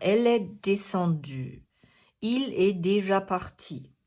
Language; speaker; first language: French; non-native, fluent; German